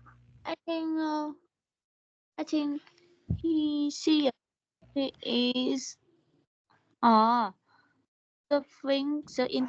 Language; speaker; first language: English; non-native, learner; Vietnamese